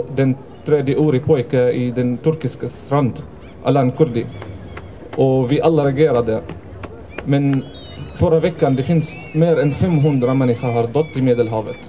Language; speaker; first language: Swedish; non-native, fluent; Arabic